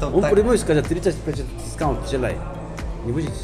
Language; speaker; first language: Russian; non-native, learner; Korean